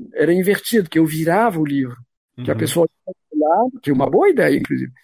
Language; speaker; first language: Portuguese; non-native, fluent; French